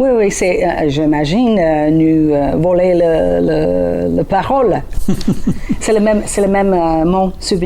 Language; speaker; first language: French; non-native, learner; English